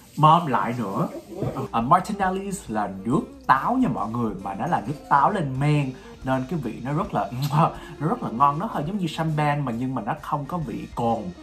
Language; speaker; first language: Vietnamese; early bilingual, heritage; Vietnamese